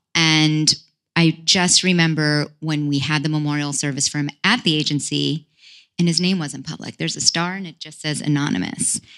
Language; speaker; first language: English; native; English